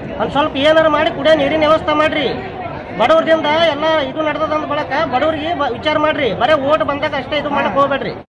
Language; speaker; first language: Kannada; native; Kannada